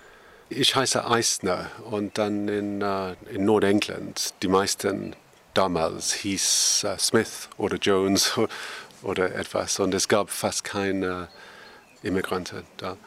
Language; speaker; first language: German; non-native, fluent; English